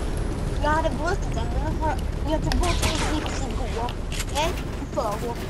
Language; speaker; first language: Swedish; early bilingual, other home language; Chinese